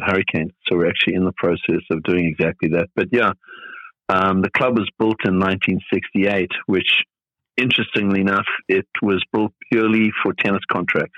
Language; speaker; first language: English; native; English